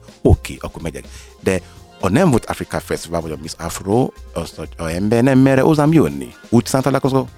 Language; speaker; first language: Hungarian; non-native, learner; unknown